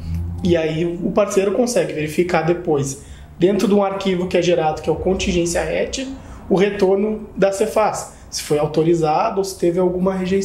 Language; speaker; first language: Portuguese; native; Portuguese